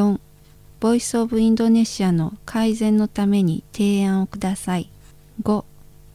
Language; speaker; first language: Japanese; non-native, fluent; Indonesian